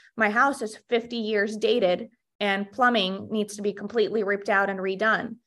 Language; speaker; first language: English; early bilingual, other home language; Russian